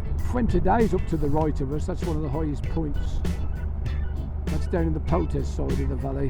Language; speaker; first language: English; native; English